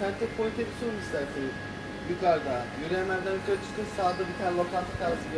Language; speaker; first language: Turkish; native; Turkish